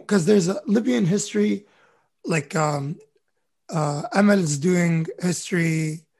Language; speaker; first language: English; early bilingual, other home language; Arabic